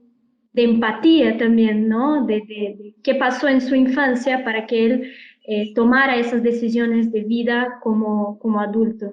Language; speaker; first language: Spanish; non-native, fluent; Portuguese